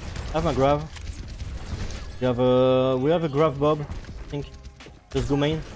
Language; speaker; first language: English; non-native, learner; French